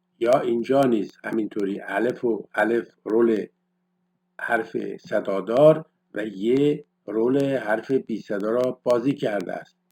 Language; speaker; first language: Persian; non-native, local second language; Azerbaijani